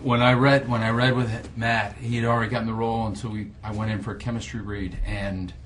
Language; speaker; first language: English; native; English